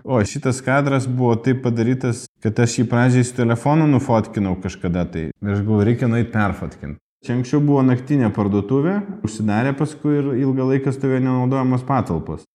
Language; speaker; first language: Lithuanian; non-native, local second language; Russian